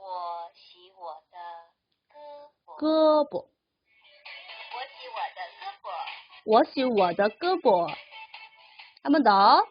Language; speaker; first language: Chinese; non-native, learner; Korean